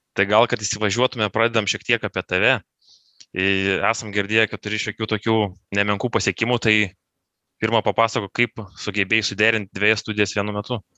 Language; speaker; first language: Lithuanian; native; Lithuanian